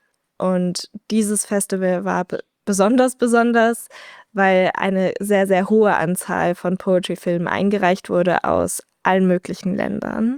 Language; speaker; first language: German; native; German